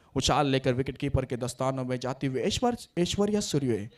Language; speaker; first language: Hindi; non-native, local second language; Marathi